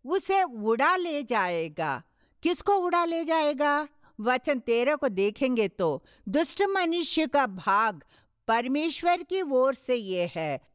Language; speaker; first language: Hindi; non-native, local second language; Tamil